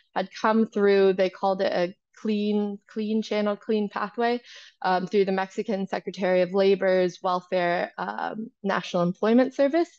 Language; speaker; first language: English; native; English